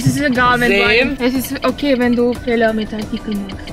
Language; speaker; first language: German; non-native, fluent; Bosnian